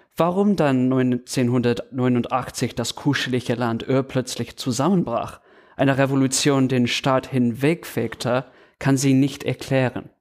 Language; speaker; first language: German; non-native, fluent; English